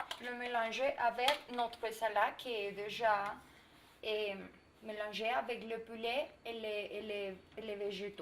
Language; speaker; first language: French; non-native, learner; Spanish